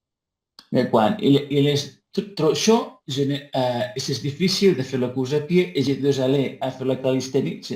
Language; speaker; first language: French; non-native, learner; Spanish